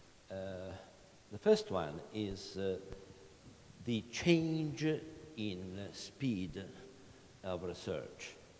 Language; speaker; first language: English; non-native, fluent; Italian